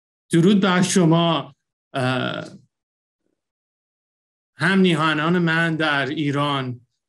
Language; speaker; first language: Persian; early bilingual, heritage; Persian